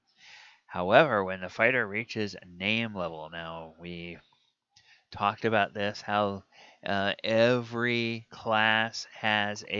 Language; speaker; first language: English; native; English